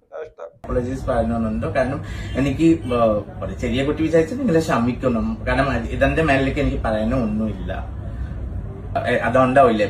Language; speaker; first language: Malayalam; non-native, local second language; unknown